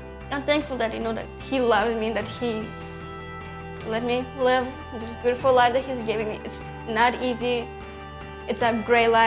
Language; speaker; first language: English; non-native, fluent; Romanian